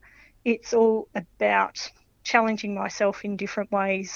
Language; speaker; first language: English; native; English